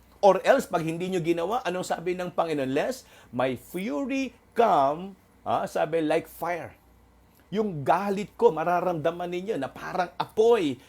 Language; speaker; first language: Filipino; non-native, local second language; Waray